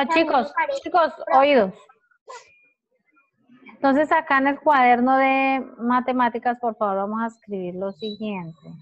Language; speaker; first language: Spanish; native; Spanish